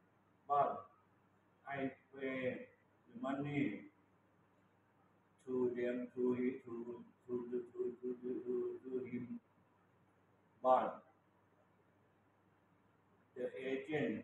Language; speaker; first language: English; non-native, learner; Thai